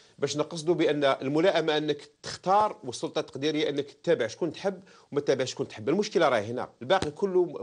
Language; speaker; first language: Arabic; native; Arabic